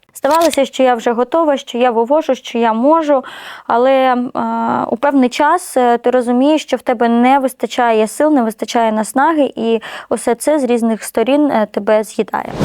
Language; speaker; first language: Ukrainian; non-native, local second language; Russian